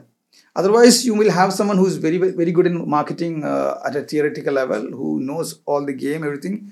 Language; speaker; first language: English; non-native, local second language; Malayalam